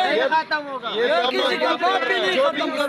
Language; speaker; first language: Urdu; non-native, local second language; Pashto